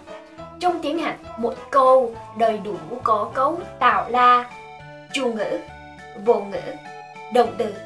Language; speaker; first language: Vietnamese; non-native, fluent; Korean